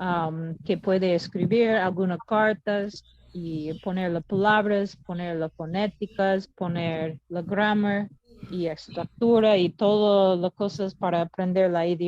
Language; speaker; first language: Spanish; non-native, learner; English